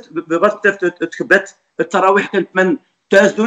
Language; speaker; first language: Dutch; non-native, fluent; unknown